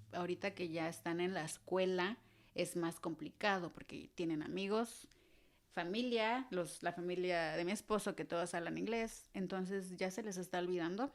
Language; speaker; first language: Spanish; native; Spanish